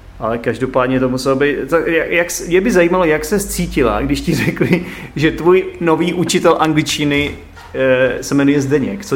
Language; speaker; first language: Czech; native; Czech